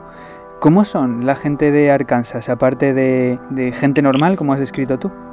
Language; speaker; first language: Spanish; native; Spanish